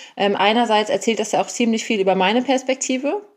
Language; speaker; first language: German; native; German